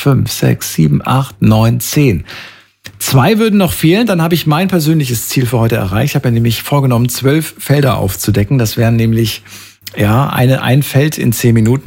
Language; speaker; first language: German; native; German